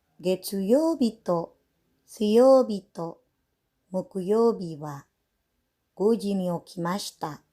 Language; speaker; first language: Japanese; non-native, fluent; Indonesian